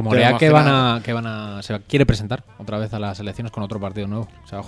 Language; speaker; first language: Spanish; native; Spanish